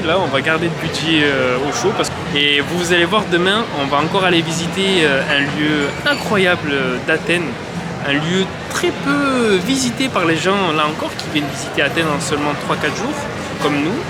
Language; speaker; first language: French; native; French